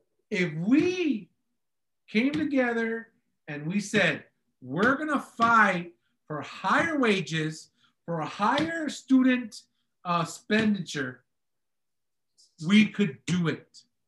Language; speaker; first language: English; early bilingual, other home language; Spanish